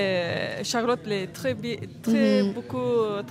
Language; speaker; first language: French; non-native, learner; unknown